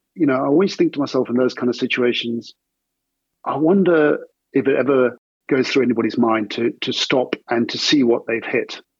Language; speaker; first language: English; native; English